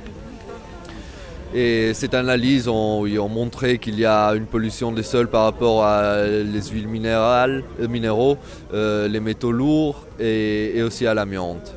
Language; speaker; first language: French; non-native, fluent; Italian